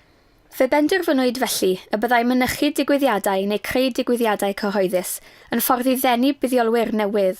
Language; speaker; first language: Welsh; native; Welsh